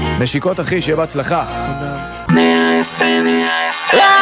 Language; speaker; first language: Hebrew; native; Hebrew